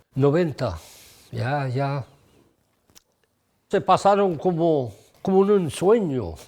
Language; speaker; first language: Spanish; early bilingual, heritage; English